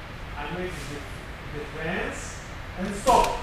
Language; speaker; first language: English; non-native, learner; Russian